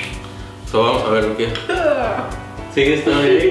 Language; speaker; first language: Spanish; native; Spanish